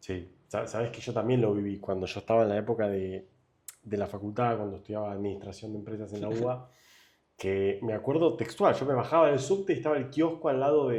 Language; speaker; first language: Spanish; native; Spanish